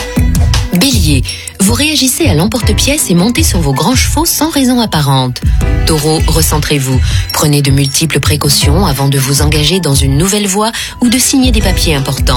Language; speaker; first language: French; native; French